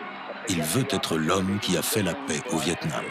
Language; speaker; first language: French; native; French